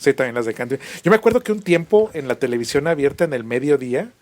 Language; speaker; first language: Spanish; native; Spanish